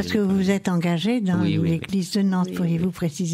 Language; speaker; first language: French; native; French